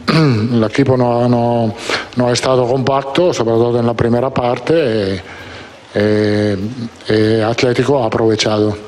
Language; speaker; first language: Spanish; non-native, fluent; Italian